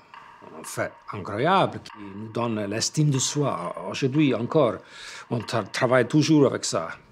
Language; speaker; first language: French; non-native, fluent; Icelandic